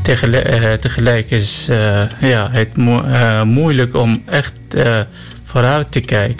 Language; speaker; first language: Dutch; non-native, learner; Arabic